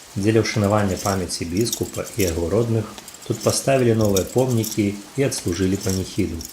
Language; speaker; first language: Belarusian; native; Belarusian